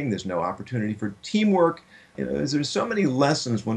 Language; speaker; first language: English; native; English